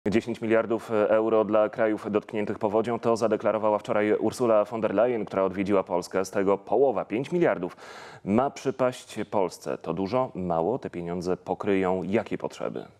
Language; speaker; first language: Polish; native; Polish